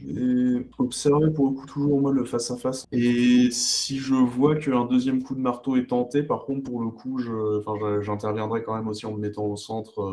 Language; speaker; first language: French; native; French